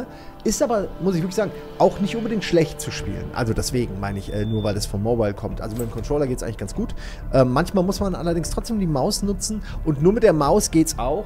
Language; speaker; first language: German; native; German